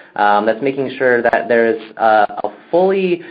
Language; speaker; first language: English; native; English